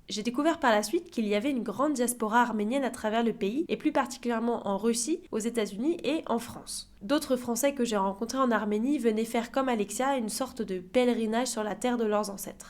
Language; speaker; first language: French; native; French